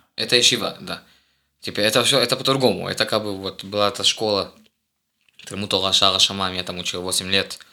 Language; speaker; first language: Russian; non-native, fluent; Hebrew